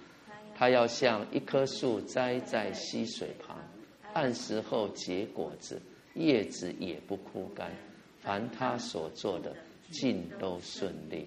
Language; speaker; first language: Chinese; native; Chinese